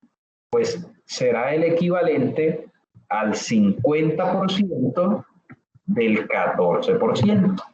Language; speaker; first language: Spanish; native; Spanish